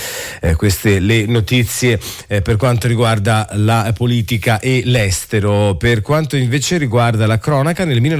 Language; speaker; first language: Italian; native; Italian